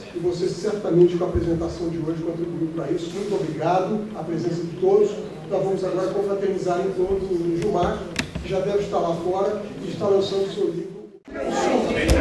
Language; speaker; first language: Portuguese; native; Portuguese